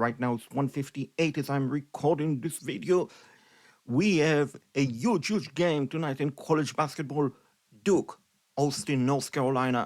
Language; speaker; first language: English; non-native, fluent; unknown